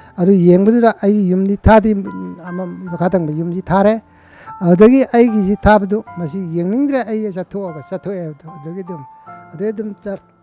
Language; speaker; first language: Manipuri; native; Manipuri